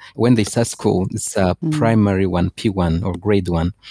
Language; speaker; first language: English; non-native, fluent; Rundi